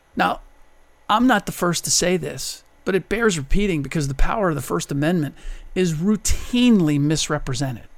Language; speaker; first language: English; early bilingual, other home language; German